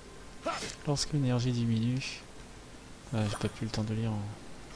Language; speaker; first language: French; native; French